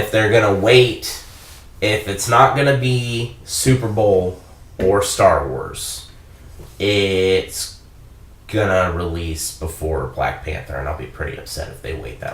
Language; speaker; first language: English; native; English